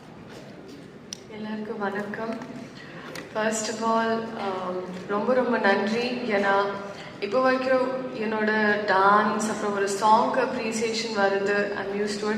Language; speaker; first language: Tamil; non-native, learner; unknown